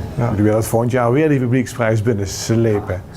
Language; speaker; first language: Dutch; native; Dutch